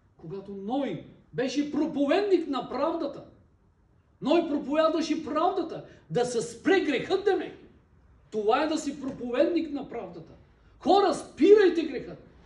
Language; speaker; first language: Bulgarian; non-native, local second language; Turkish